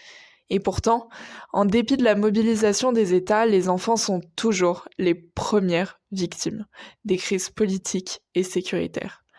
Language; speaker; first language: French; native; French